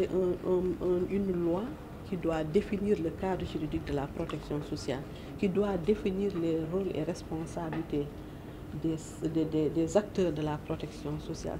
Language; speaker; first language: French; non-native, local second language; Wolof